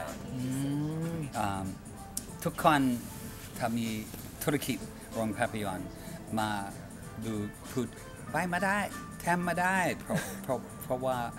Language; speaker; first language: Thai; non-native, learner; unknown